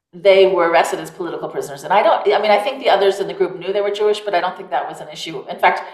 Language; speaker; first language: English; native; English